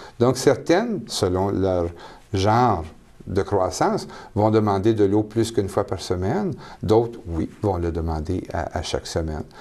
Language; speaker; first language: French; native; French